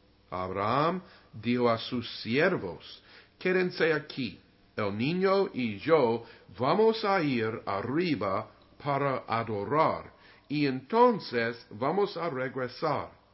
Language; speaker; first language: Spanish; non-native, learner; English